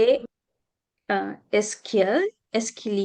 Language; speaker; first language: French; non-native, learner; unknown